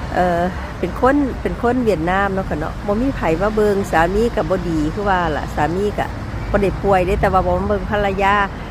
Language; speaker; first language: Thai; native; Thai